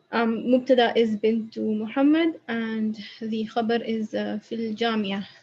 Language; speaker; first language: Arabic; non-native, learner; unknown